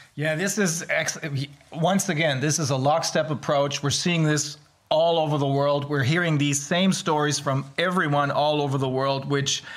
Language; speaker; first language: English; non-native, fluent; German